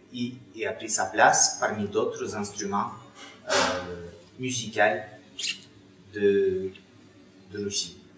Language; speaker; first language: French; non-native, fluent; Russian